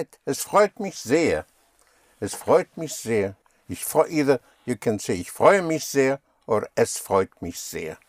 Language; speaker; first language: German; non-native, fluent; English